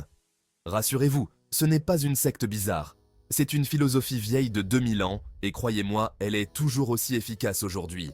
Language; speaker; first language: French; native; French